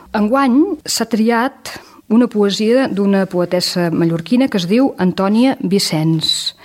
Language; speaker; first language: Catalan; native; Catalan